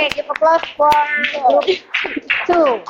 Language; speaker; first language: English; non-native, learner; Indonesian